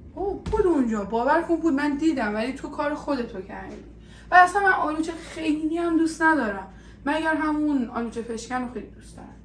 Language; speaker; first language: Persian; native; Persian